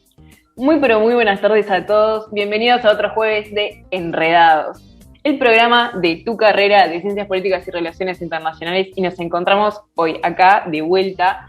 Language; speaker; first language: Spanish; native; Spanish